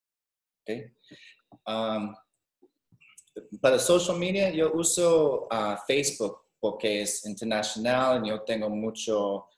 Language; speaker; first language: Spanish; non-native, learner; English